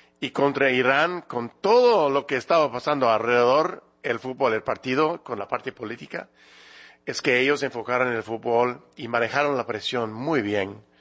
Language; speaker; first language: Spanish; early bilingual, heritage; English